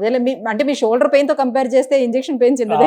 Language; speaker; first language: Telugu; native; Telugu